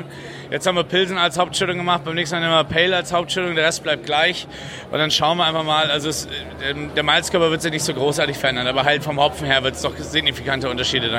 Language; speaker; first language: German; native; German